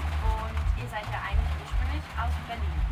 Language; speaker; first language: German; native; German